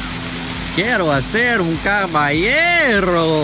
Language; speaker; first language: Spanish; non-native, learner; English